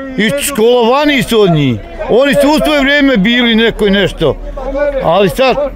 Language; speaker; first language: Croatian; native; Croatian